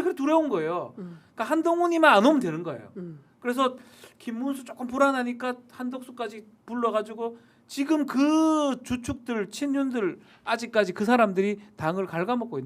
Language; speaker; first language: Korean; native; Korean